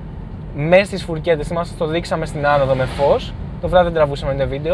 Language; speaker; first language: Greek; native; Greek